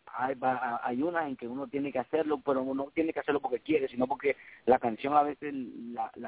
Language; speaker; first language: Spanish; early bilingual, heritage; Spanish